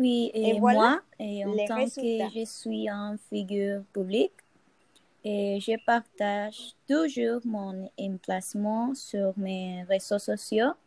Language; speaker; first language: French; non-native, fluent; Spanish